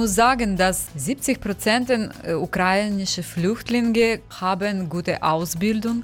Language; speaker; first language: German; non-native, learner; Ukrainian